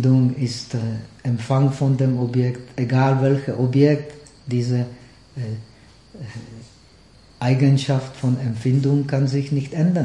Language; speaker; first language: German; non-native, fluent; Czech